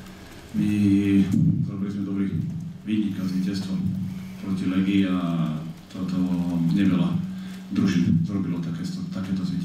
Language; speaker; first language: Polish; non-native, learner; Slovak